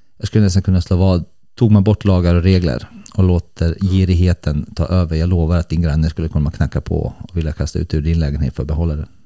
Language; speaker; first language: Swedish; early bilingual, other home language; Bosnian